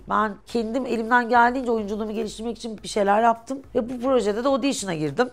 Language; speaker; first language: Turkish; native; Turkish